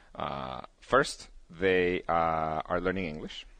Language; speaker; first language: English; early bilingual, other home language; Spanish